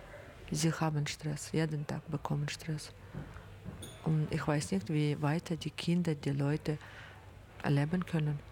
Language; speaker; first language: German; non-native, learner; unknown